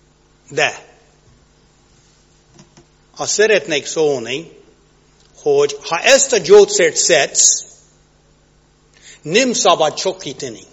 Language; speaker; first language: Hungarian; non-native, fluent; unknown